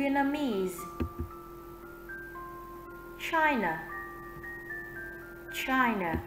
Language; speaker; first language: English; non-native, fluent; Vietnamese